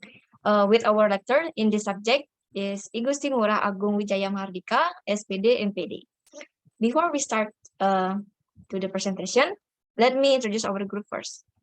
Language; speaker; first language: English; non-native, learner; Indonesian